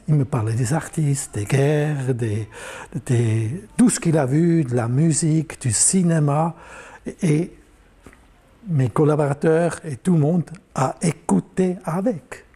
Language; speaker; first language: French; non-native, local second language; German